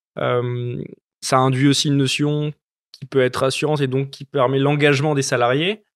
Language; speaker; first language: French; native; French